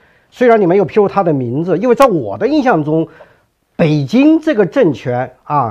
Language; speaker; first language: Chinese; native; Chinese